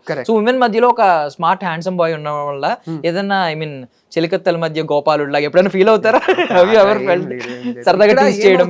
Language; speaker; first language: Telugu; native; Telugu